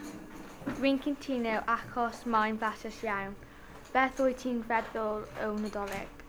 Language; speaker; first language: Welsh; non-native, local second language; English